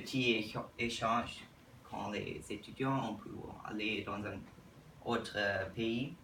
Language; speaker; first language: French; non-native, learner; English